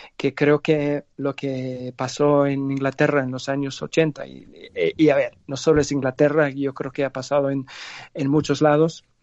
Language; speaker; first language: Spanish; non-native, fluent; English